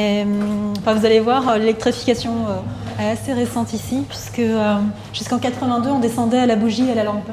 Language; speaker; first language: French; native; French